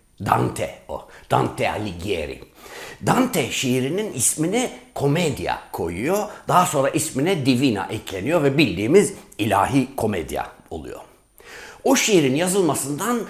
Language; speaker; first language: Turkish; native; Turkish